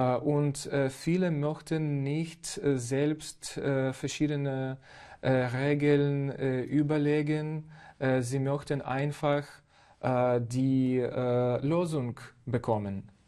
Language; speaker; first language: German; non-native, fluent; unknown